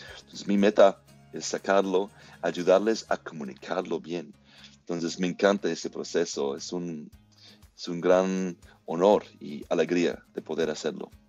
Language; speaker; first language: Spanish; non-native, fluent; English